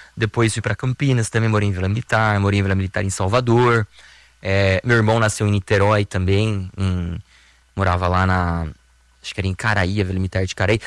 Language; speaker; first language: Portuguese; native; Portuguese